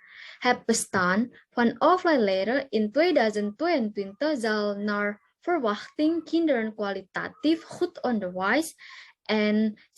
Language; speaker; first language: Dutch; non-native, learner; Indonesian